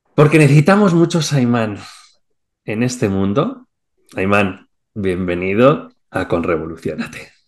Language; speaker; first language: Spanish; native; Spanish